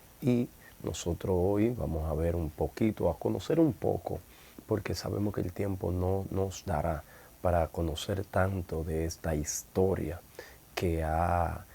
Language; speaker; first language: Spanish; native; Spanish